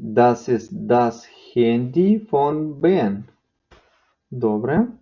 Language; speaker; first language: German; non-native, fluent; Ukrainian